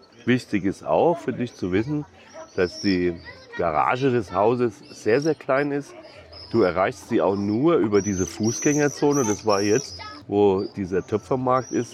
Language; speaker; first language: German; native; German